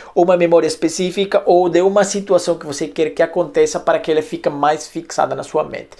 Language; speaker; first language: Portuguese; non-native, fluent; Spanish